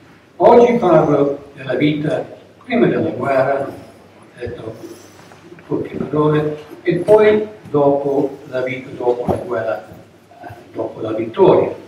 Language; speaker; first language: Italian; non-native, learner; English